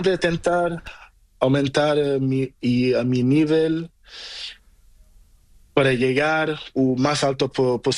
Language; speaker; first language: Spanish; non-native, learner; Portuguese